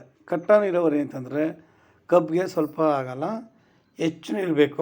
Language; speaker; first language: Kannada; native; Kannada